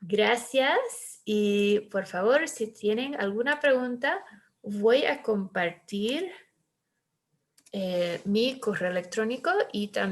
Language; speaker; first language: Spanish; early bilingual, heritage; Spanish